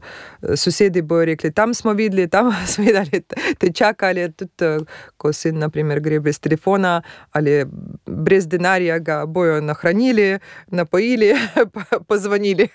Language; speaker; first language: Slovenian; early bilingual, other home language; Spanish